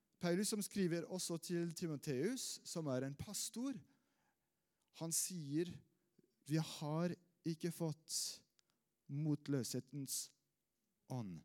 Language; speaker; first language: Norwegian; non-native, fluent; French